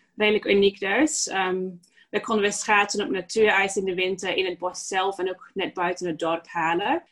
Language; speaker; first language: Dutch; native; Dutch